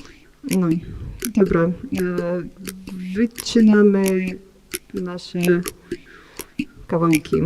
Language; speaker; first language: Polish; non-native, fluent; Ukrainian